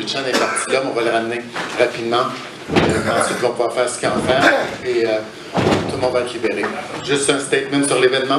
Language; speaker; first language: French; native; French